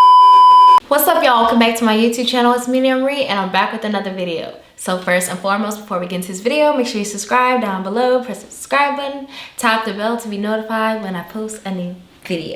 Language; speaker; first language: English; native; English